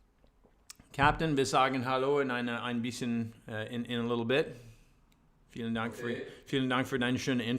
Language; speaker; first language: German; non-native, learner; English